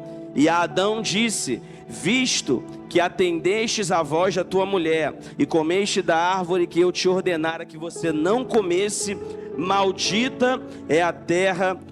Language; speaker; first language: Portuguese; native; Portuguese